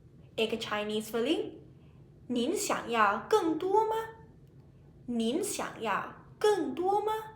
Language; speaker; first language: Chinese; non-native, fluent; Sinhala